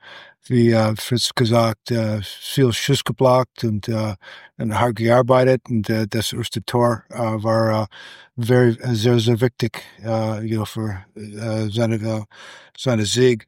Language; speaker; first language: German; non-native, learner; English